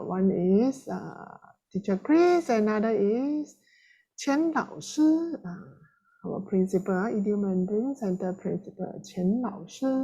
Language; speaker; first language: English; non-native, local second language; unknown